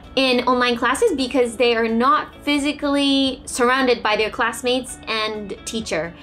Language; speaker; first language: English; non-native, fluent; Japanese